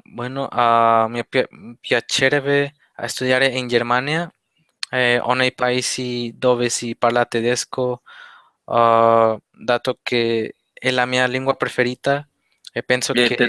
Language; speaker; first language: Italian; non-native, learner; Spanish